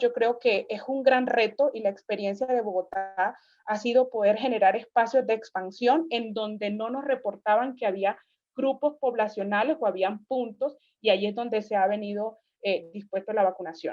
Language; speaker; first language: Spanish; native; Spanish